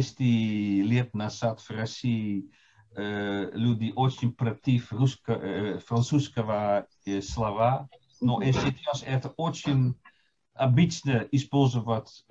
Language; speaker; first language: Russian; non-native, fluent; Dutch